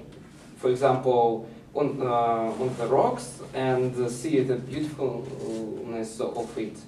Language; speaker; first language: English; non-native, learner; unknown